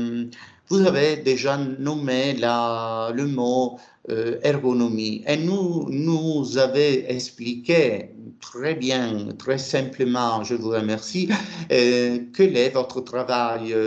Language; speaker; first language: French; non-native, fluent; Italian